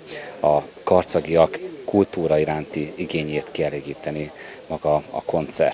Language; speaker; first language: Hungarian; native; Hungarian